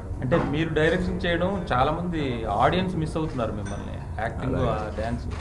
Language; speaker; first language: Telugu; native; Telugu